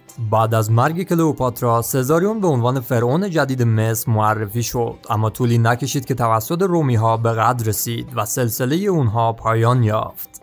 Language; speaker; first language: Persian; native; Persian